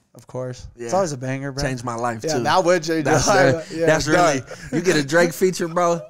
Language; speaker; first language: English; native; English